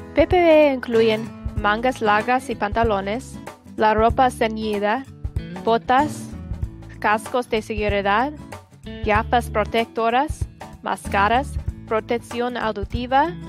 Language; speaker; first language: Spanish; non-native, learner; English